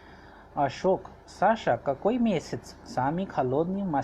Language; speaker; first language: Russian; non-native, fluent; Hindi